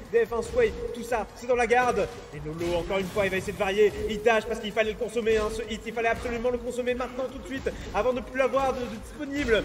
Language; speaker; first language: French; native; French